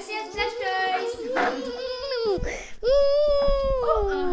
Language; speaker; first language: French; native; French